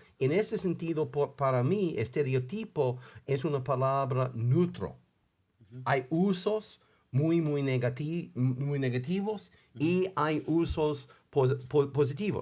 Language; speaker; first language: Spanish; non-native, fluent; English